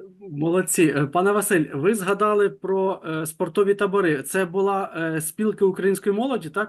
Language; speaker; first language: Ukrainian; native; Ukrainian